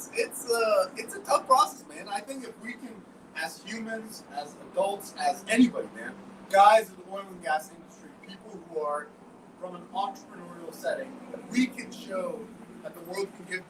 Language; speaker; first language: English; native; English